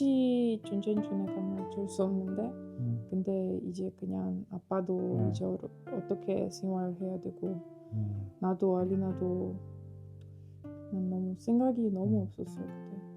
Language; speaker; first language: Korean; non-native, fluent; Ukrainian